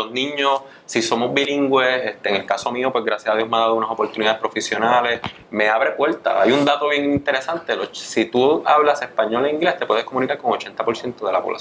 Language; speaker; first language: Spanish; native; Spanish